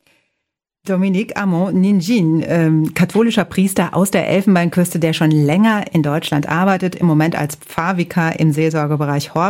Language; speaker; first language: German; native; German